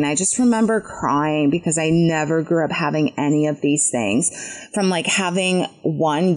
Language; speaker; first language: English; early bilingual, other home language; Polish